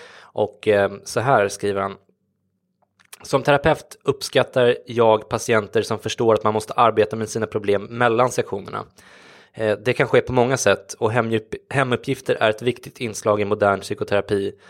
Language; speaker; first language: Swedish; native; Swedish